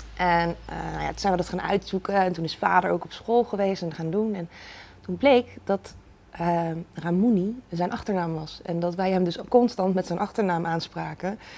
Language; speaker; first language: Dutch; native; Dutch